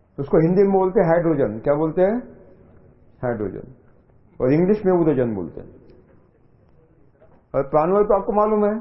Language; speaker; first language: Hindi; non-native, local second language; Marathi